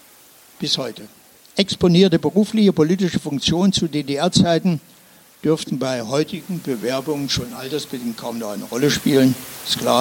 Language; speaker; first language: German; native; German